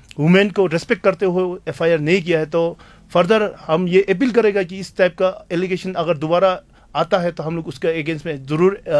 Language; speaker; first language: Hindi; non-native, local second language; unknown